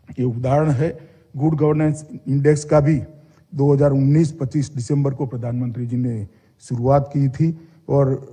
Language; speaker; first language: Hindi; non-native, local second language; Gujarati